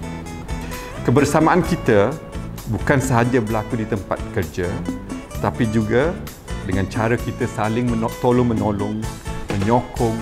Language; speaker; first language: Malay; native; Malay